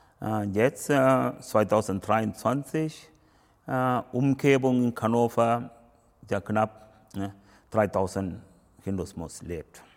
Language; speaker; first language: German; non-native, learner; Tamil